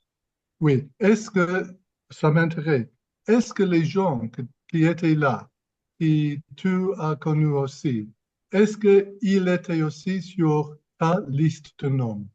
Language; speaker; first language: French; non-native, fluent; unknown